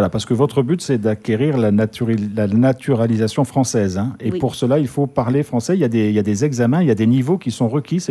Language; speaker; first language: French; native; French